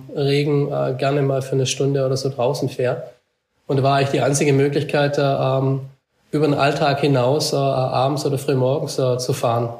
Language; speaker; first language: German; native; German